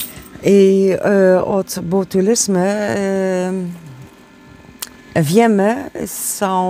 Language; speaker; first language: Polish; non-native, learner; Dutch